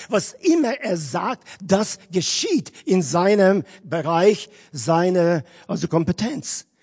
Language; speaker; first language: German; non-native, fluent; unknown